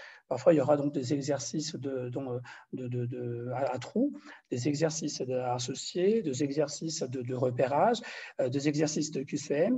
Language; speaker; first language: French; non-native, fluent; Portuguese